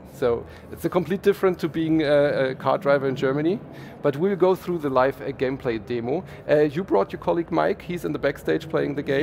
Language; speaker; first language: English; non-native, fluent; German